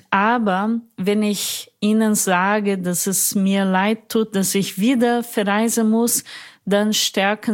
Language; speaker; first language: German; non-native, fluent; Portuguese